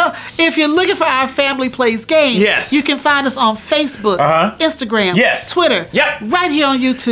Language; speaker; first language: English; native; English